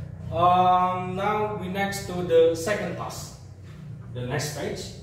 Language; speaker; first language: English; non-native, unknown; Indonesian